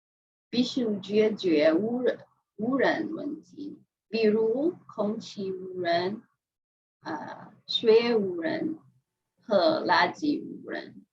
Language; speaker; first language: Chinese; non-native, learner; English